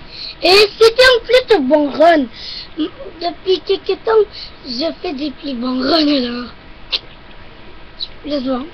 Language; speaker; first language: French; non-native, local second language; English